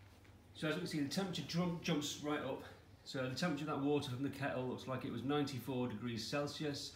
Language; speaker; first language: English; native; English